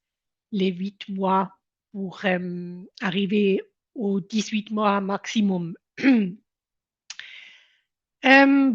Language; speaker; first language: French; non-native, local second language; German